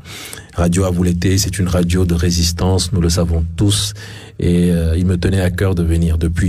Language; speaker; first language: French; non-native, local second language; Ewe